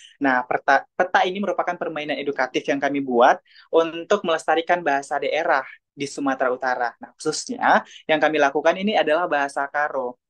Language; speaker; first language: Indonesian; native; Indonesian